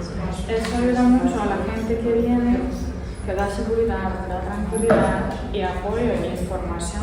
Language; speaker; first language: Spanish; non-native, learner; Ukrainian